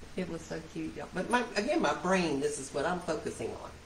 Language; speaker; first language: English; native; English